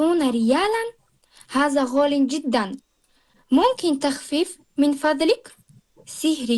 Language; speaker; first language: Arabic; non-native, learner; Tajik